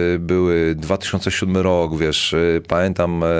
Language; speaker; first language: Polish; native; Polish